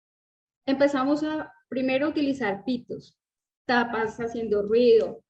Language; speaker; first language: Spanish; native; Spanish